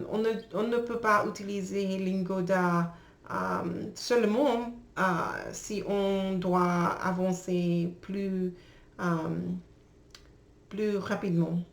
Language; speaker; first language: French; non-native, learner; English